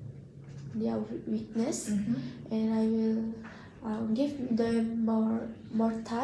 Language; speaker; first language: English; non-native, learner; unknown